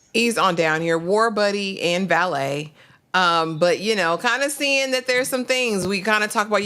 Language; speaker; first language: English; native; English